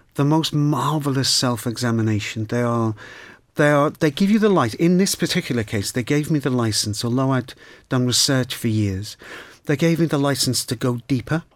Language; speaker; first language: English; native; English